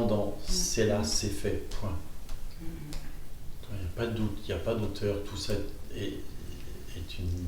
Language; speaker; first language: French; native; French